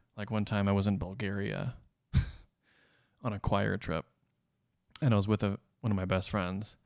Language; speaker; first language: English; native; English